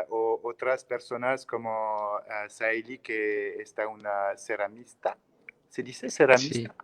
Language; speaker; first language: Spanish; non-native, learner; French